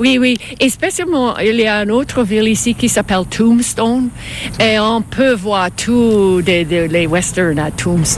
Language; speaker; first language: French; non-native, fluent; English